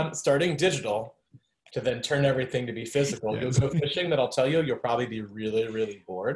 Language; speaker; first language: English; native; English